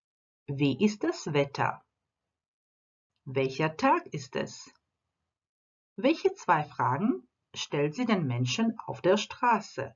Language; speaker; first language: German; non-native, fluent; Croatian